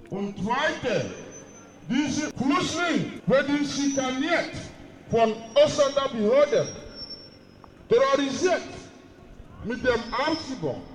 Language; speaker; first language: German; non-native, learner; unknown